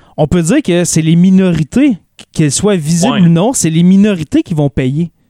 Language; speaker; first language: French; native; French